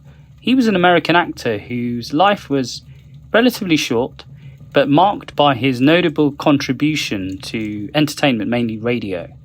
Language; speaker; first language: English; native; English